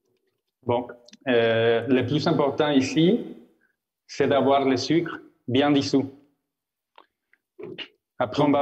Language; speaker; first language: French; non-native, fluent; Spanish